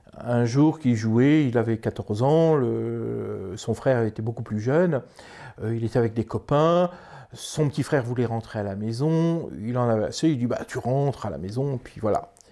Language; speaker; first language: French; native; French